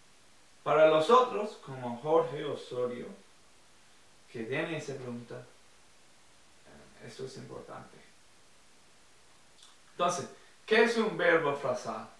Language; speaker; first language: Spanish; non-native, fluent; English